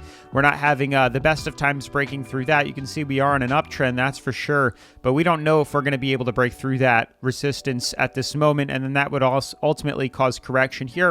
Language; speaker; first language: English; native; English